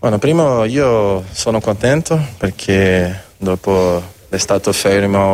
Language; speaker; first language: Italian; non-native, learner; Spanish